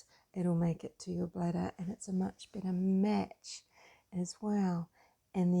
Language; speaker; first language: English; native; English